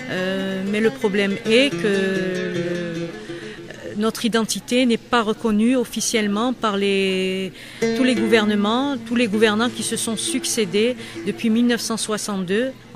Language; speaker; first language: French; non-native, local second language; Kabyle